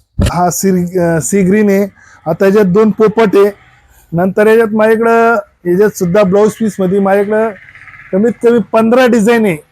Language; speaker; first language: Marathi; native; Marathi